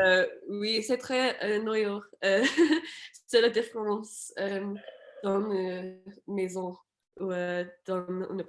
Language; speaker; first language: French; non-native, fluent; English